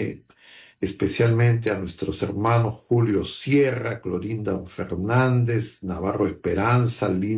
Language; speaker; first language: Spanish; native; Spanish